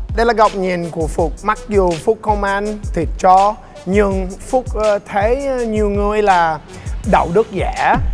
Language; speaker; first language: Vietnamese; non-native, learner; English